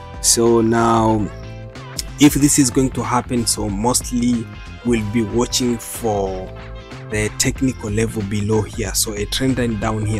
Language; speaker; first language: English; non-native, local second language; Swahili